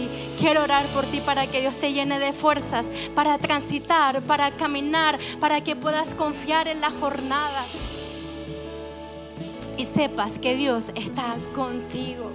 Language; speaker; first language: Spanish; native; Spanish